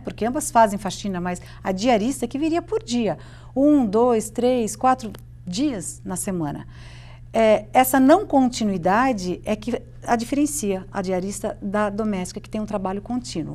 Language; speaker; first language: Portuguese; native; Portuguese